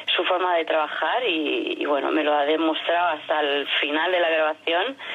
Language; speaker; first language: Spanish; non-native, fluent; French